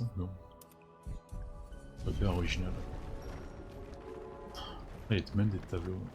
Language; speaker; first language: French; native; French